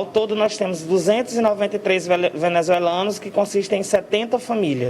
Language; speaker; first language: Portuguese; native; Portuguese